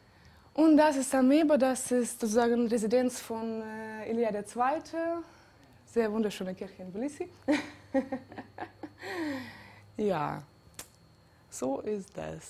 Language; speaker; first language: German; non-native, fluent; Georgian